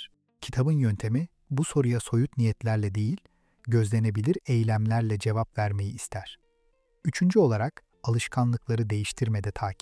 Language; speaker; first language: Turkish; native; Turkish